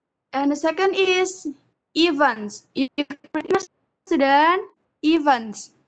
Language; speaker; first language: English; non-native, learner; Indonesian